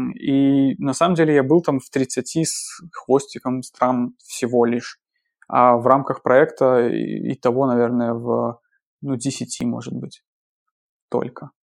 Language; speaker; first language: Russian; native; Russian